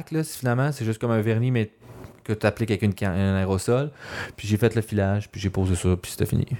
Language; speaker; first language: French; native; French